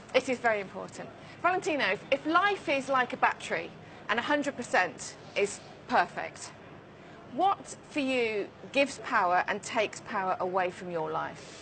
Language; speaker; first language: English; native; English